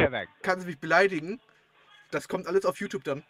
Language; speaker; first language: German; native; German